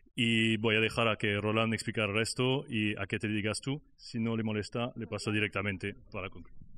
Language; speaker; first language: Spanish; non-native, fluent; French